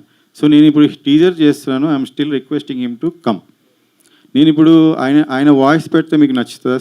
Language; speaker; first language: Telugu; native; Telugu